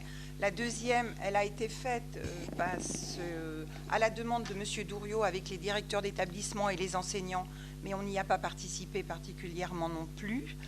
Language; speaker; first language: French; native; French